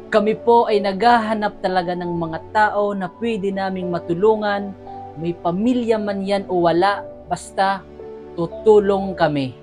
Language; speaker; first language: Filipino; non-native, local second language; Bikol